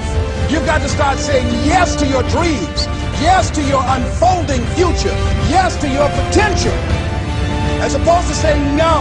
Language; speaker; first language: English; native; English